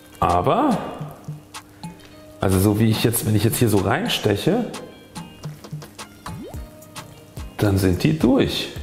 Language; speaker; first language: German; native; German